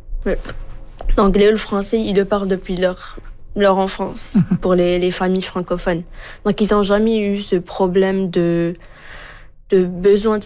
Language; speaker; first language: French; non-native, local second language; Arabic